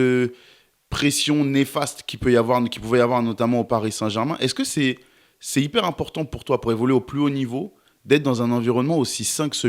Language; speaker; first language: French; native; French